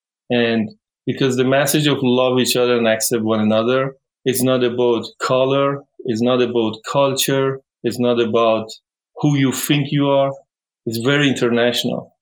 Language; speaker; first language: English; non-native, fluent; Persian